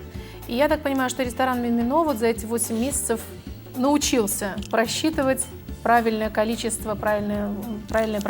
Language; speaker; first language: Russian; native; Russian